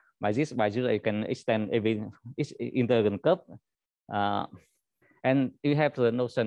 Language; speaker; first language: English; non-native, learner; Vietnamese